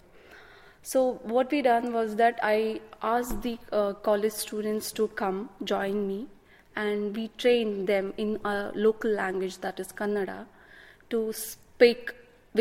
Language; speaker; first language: English; non-native, local second language; Kannada